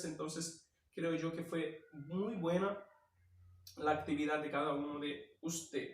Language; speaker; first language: Spanish; non-native, fluent; Portuguese